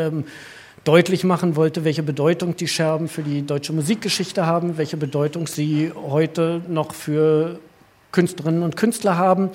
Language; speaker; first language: German; native; German